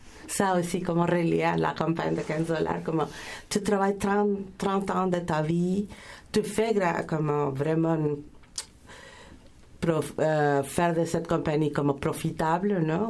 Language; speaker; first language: French; non-native, fluent; Spanish